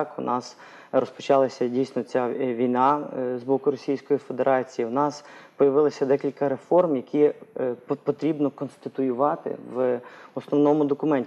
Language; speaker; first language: Ukrainian; native; Ukrainian